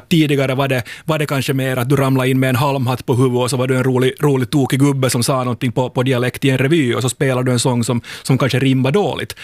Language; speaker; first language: Swedish; native; Swedish